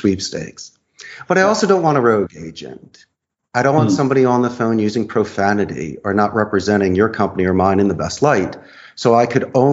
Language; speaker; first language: English; native; English